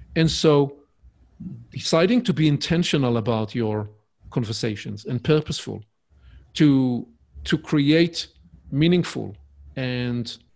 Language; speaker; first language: English; non-native, fluent; Hebrew